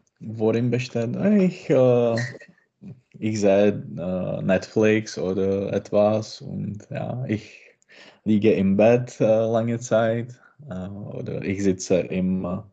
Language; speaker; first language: German; non-native, learner; Czech